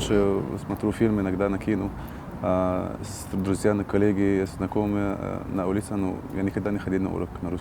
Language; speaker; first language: Russian; non-native, learner; Arabic